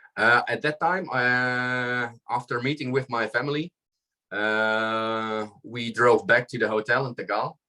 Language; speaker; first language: English; non-native, fluent; Dutch